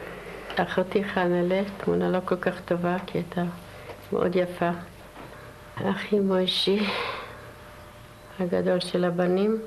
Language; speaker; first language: Hebrew; non-native, fluent; Yiddish